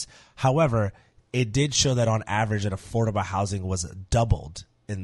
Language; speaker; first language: English; native; English